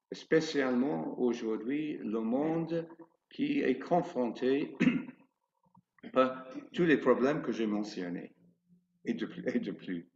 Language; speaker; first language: French; non-native, fluent; English